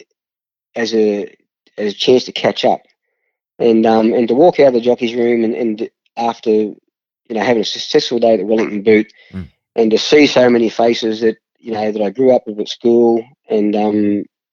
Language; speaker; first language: English; native; English